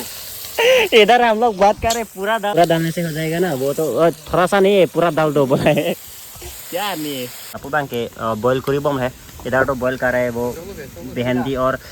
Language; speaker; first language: Hindi; non-native, local second language; Karbi